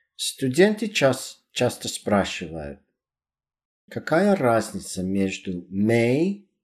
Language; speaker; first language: Russian; non-native, fluent; English